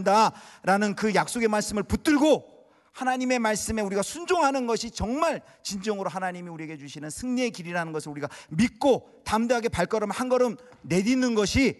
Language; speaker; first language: Korean; native; Korean